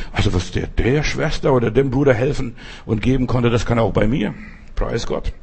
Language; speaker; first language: German; non-native, fluent; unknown